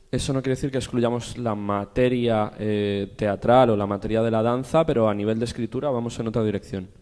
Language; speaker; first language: Spanish; native; Spanish